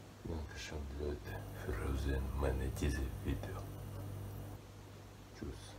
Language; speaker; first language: German; non-native, learner; Russian